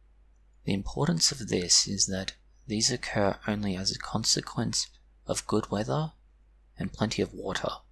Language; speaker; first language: English; native; English